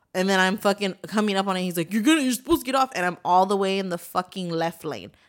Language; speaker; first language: English; native; English